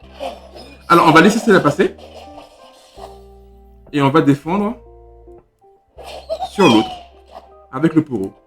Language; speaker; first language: French; native; French